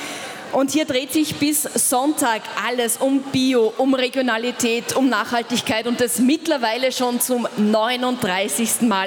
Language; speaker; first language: German; native; German